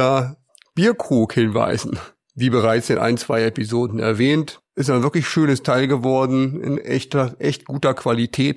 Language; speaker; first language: German; native; German